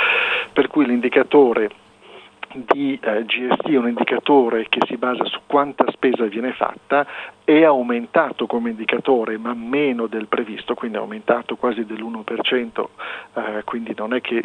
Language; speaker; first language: Italian; native; Italian